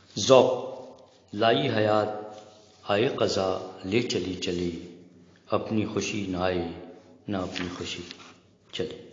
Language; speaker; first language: Urdu; native; Urdu